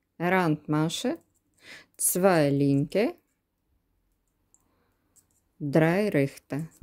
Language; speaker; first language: German; non-native, learner; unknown